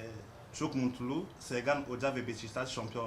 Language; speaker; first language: Turkish; non-native, learner; French